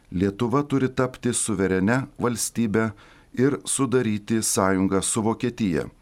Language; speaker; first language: Lithuanian; native; Lithuanian